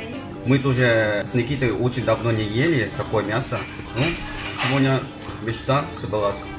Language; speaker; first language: Russian; native; Russian